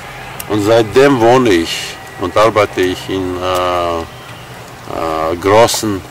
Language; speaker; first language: German; non-native, fluent; Armenian